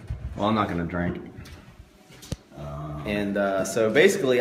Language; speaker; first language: English; native; English